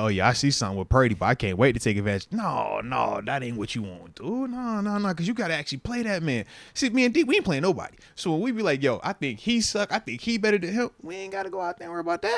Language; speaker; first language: English; native; English